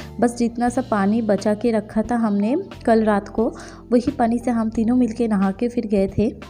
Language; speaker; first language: Hindi; non-native, local second language; Bangla